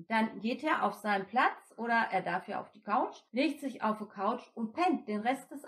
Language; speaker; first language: German; native; German